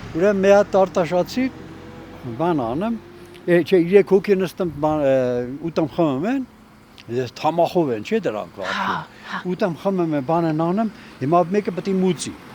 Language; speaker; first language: Armenian; native; Armenian